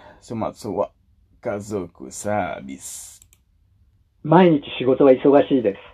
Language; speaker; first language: Japanese; non-native, fluent; Indonesian